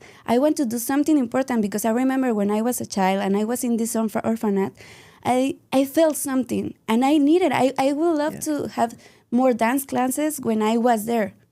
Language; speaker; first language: English; non-native, learner; Spanish